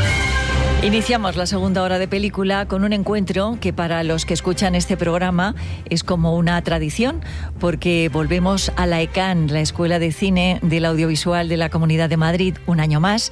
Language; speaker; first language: Spanish; native; Spanish